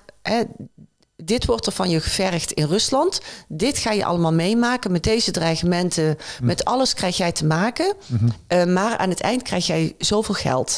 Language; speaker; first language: Dutch; native; Dutch